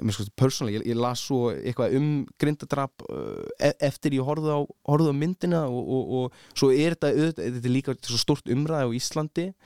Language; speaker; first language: Icelandic; early bilingual, heritage; Icelandic